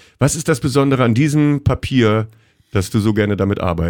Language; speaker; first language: German; native; German